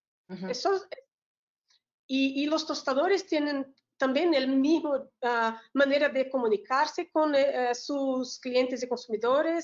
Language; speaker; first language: Spanish; non-native, learner; Portuguese